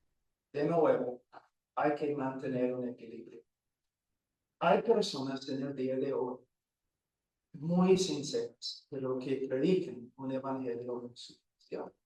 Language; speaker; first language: Spanish; non-native, fluent; English